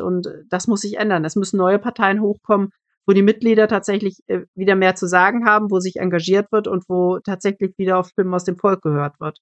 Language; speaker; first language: German; native; German